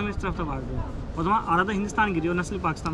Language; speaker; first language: Turkish; non-native, fluent; Urdu